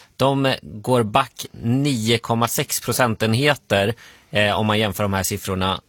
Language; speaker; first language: Swedish; native; Swedish